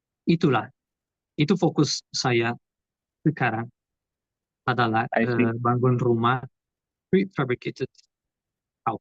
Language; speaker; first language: Indonesian; non-native, learner; Portuguese